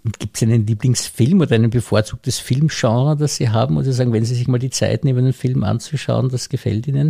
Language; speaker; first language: German; native; German